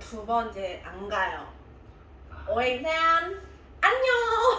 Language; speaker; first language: Korean; non-native, fluent; Vietnamese